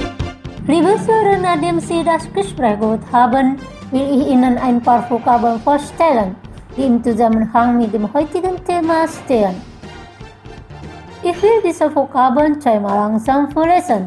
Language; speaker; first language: German; non-native, fluent; Indonesian